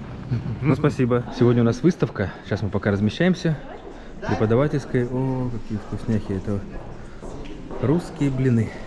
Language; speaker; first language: Russian; native; Russian